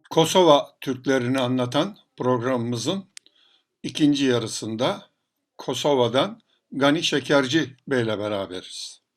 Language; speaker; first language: Turkish; native; Turkish